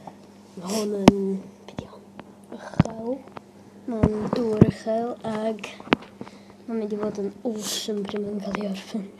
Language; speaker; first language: Welsh; native; Welsh